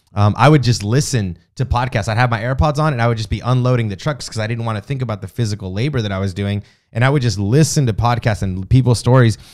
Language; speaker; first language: English; native; English